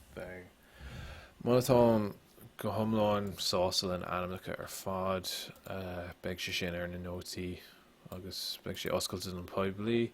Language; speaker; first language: Irish; non-native, local second language; English